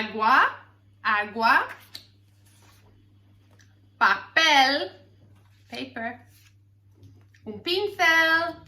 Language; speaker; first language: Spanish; non-native, learner; English